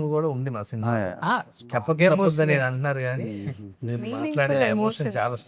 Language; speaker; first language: Telugu; native; Telugu